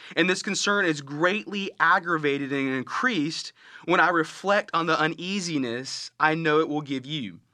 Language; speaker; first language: English; native; English